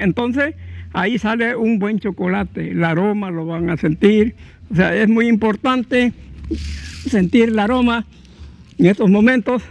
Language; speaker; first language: Spanish; native; Spanish